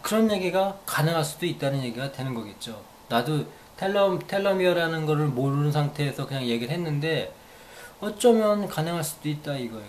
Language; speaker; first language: Korean; native; Korean